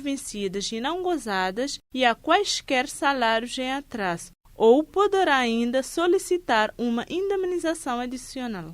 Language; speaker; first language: Portuguese; non-native, local second language; Kabuverdianu